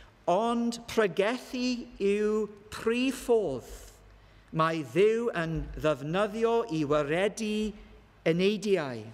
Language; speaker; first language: Welsh; non-native, learner; English